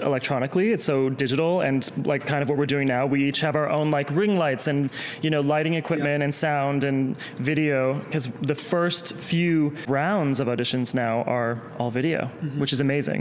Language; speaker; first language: English; native; English